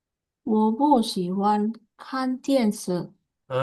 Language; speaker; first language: Chinese; non-native, learner; Indonesian